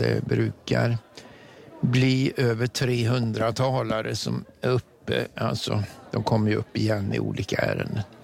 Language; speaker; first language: Swedish; native; Swedish